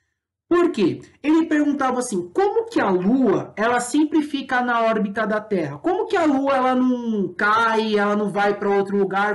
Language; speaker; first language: Portuguese; native; Portuguese